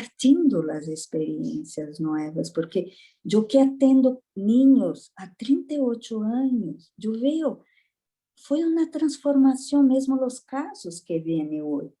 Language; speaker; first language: Spanish; non-native, fluent; Portuguese